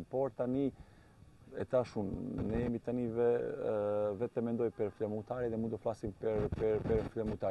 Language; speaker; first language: Albanian; non-native, learner; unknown